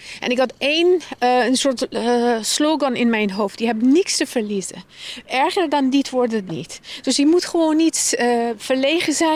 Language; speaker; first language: Dutch; non-native, fluent; Persian